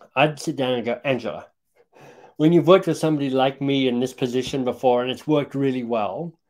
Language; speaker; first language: English; native; English